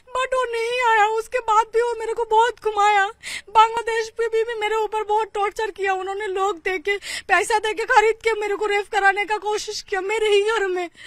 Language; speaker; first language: Hindi; non-native, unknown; Bangla